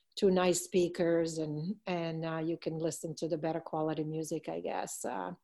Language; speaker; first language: English; non-native, fluent; Serbian